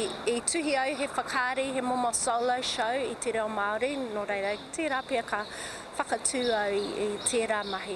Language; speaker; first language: Māori; non-native, local second language; English